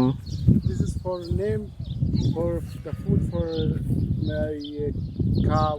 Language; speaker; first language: English; non-native, learner; Arabic